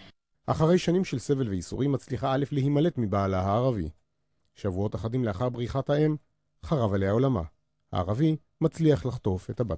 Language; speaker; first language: Hebrew; native; Hebrew